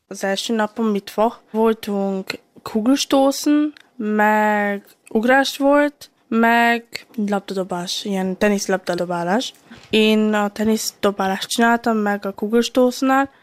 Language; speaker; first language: Hungarian; early bilingual, heritage; Hungarian